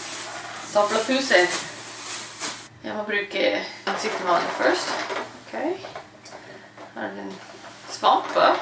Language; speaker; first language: Norwegian; non-native, learner; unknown